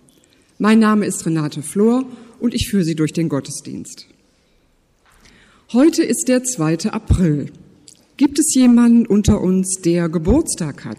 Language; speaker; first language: German; native; German